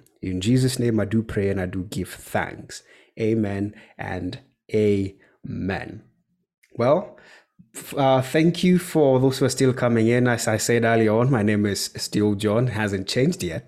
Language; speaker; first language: English; non-native, local second language; Kikuyu